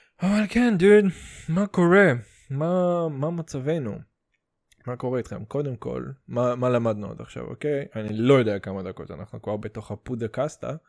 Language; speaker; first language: Hebrew; early bilingual, other home language; Russian